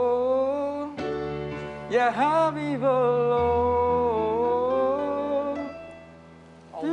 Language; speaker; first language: Indonesian; non-native, fluent; Korean